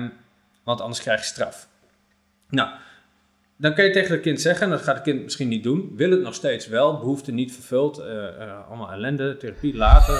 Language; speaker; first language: Dutch; native; Dutch